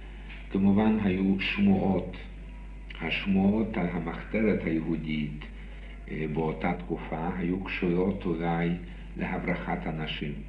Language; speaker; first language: Hebrew; non-native, fluent; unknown